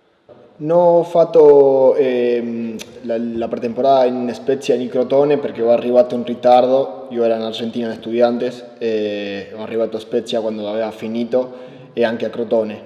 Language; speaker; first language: Italian; non-native, learner; Spanish